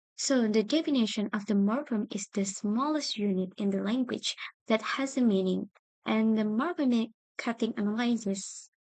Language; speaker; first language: English; non-native, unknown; Indonesian